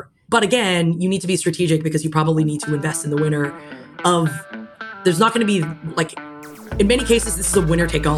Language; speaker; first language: English; native; English